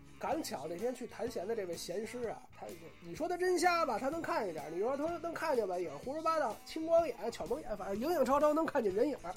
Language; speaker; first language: Chinese; native; Chinese